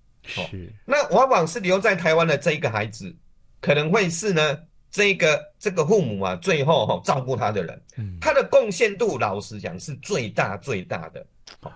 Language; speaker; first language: Chinese; native; Chinese